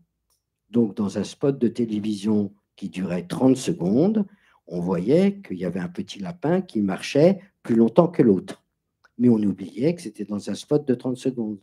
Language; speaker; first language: French; native; French